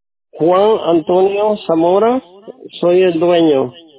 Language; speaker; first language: Spanish; native; Spanish